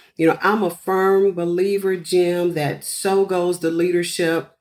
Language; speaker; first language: English; native; English